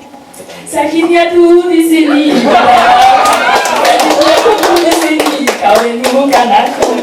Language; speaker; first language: Indonesian; non-native, learner; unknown